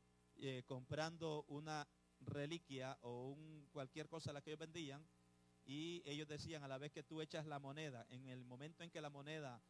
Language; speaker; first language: Spanish; native; Spanish